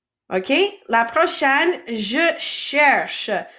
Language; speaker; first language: French; non-native, fluent; English